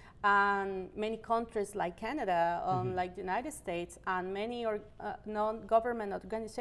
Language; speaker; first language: English; non-native, learner; Spanish